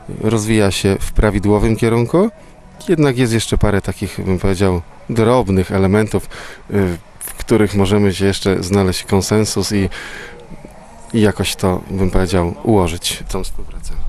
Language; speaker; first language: Polish; native; Polish